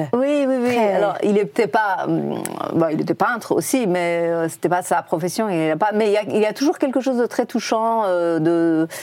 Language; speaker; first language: French; non-native, fluent; Persian